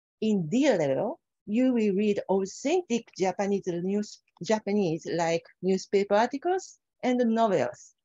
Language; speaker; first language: English; non-native, fluent; Japanese